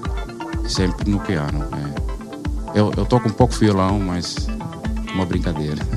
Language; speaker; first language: Portuguese; non-native, learner; Dutch